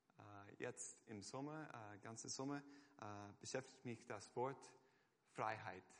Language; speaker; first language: German; non-native, fluent; Hungarian